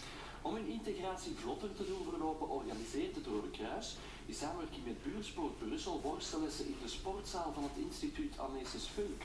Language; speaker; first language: Dutch; native; Dutch